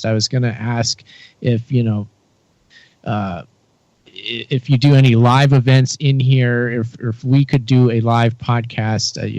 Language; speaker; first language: English; native; English